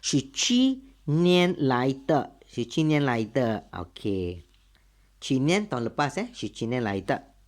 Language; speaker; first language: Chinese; non-native, learner; Malay